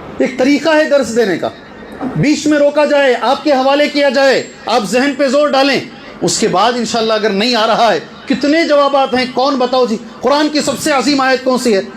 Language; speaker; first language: Urdu; native; Urdu